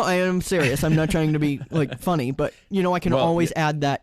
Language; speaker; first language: English; native; English